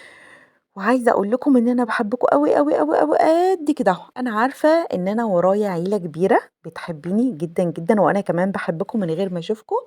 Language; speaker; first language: Arabic; native; Arabic